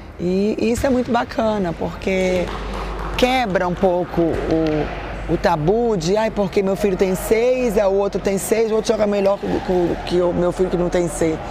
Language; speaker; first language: Portuguese; native; Portuguese